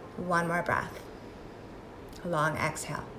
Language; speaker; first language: English; native; English